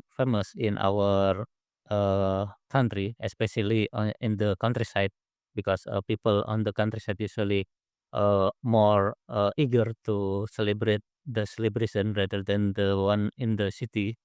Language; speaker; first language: English; non-native, learner; Indonesian